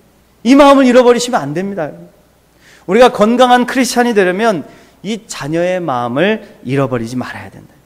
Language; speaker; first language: Korean; native; Korean